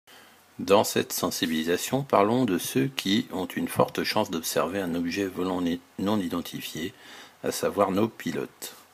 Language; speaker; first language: French; native; French